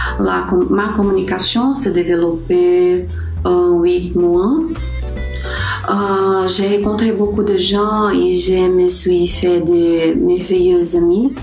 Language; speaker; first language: French; non-native, learner; Portuguese